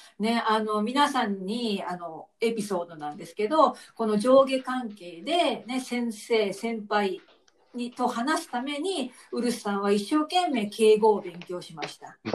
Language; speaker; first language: Japanese; native; Japanese